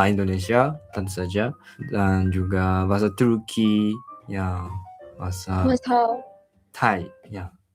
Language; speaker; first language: Indonesian; non-native, learner; Japanese